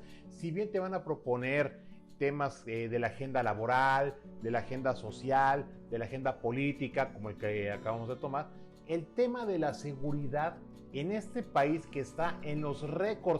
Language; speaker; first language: Spanish; native; Spanish